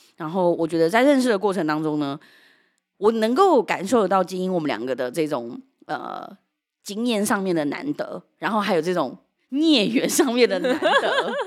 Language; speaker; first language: Chinese; early bilingual, heritage; Chinese